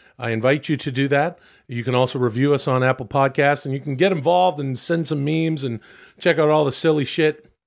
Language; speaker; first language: English; native; English